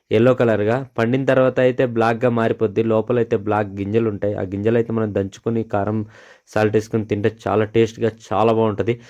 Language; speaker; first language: Telugu; non-native, local second language; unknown